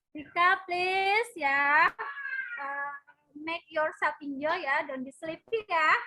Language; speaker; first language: English; non-native, learner; Indonesian